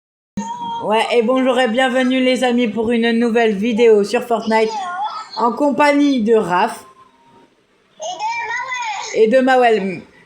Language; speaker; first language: French; native; French